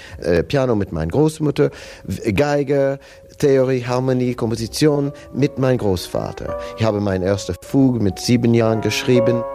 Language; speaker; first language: German; non-native, learner; English